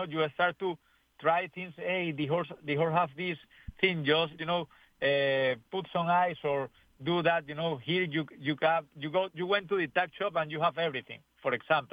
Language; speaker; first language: English; non-native, learner; Spanish